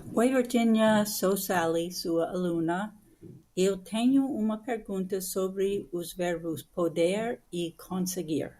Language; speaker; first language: Portuguese; non-native, learner; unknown